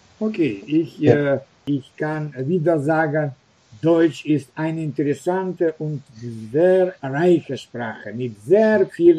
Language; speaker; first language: German; non-native, fluent; Russian